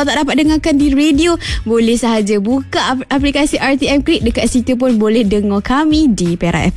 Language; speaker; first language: Malay; native; Malay